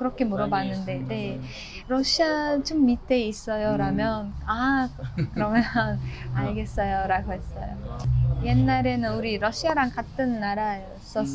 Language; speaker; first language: Korean; non-native, fluent; Uzbek